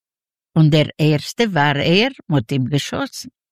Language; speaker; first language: German; non-native, learner; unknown